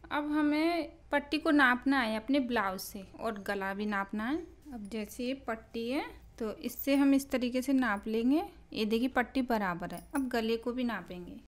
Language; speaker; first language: Hindi; native; Hindi